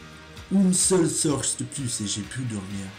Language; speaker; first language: French; non-native, learner; English